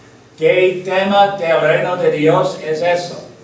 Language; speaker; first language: Spanish; non-native, learner; English